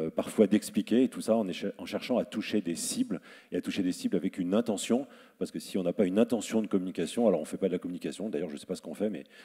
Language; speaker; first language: French; native; French